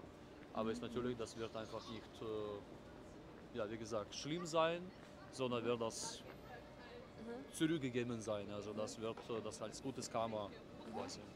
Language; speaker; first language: German; non-native, learner; Russian